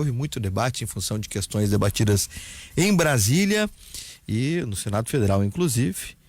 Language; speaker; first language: Portuguese; native; Portuguese